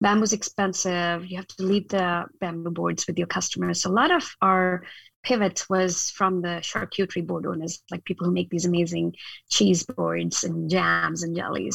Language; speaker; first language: English; non-native, local second language; Hindi